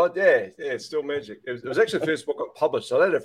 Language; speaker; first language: English; native; English